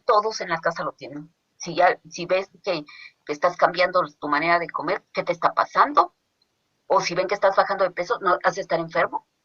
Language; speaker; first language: Spanish; native; Spanish